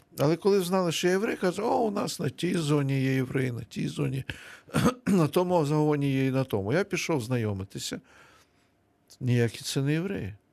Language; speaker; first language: Ukrainian; non-native, local second language; Russian